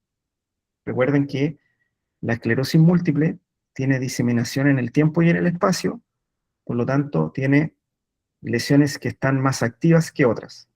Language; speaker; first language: Spanish; native; Spanish